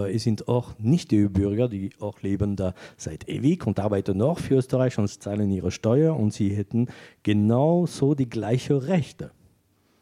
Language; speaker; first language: German; non-native, fluent; French